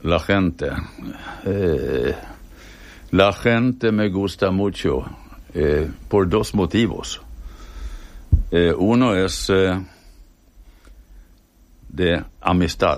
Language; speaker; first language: Spanish; non-native, fluent; Swedish